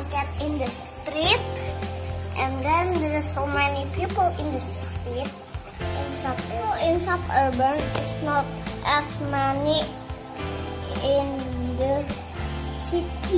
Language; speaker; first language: English; non-native, learner; Indonesian